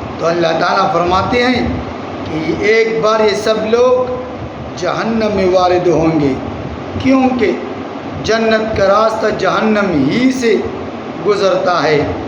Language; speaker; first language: Urdu; non-native, local second language; Pashto